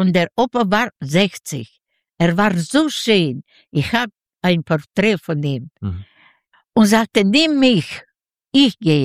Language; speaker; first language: German; non-native, learner; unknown